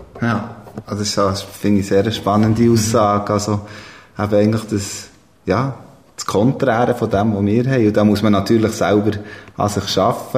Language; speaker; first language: German; native; German